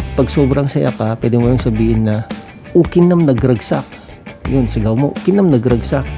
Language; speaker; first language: Filipino; non-native, local second language; Iloko